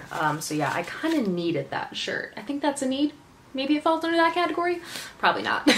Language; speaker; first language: English; native; English